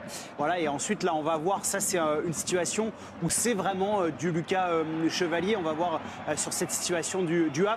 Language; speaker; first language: French; native; French